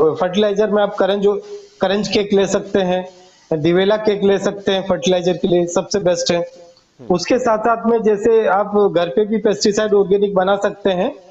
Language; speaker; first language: Hindi; non-native, local second language; Gujarati